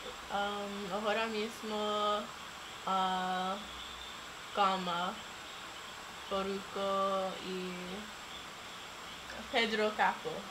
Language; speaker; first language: Spanish; non-native, learner; English